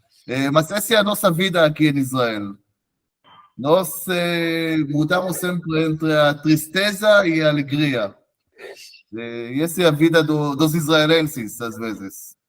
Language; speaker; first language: Portuguese; non-native, fluent; Hebrew